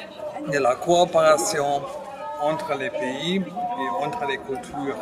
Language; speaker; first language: French; non-native, fluent; German